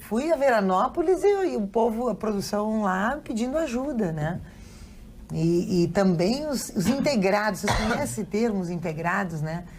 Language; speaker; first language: Portuguese; native; Portuguese